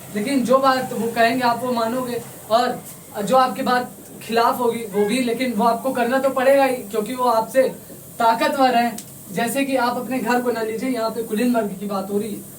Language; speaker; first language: Hindi; native; Hindi